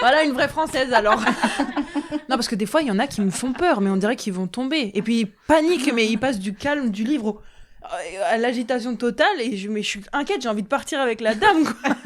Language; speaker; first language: French; native; French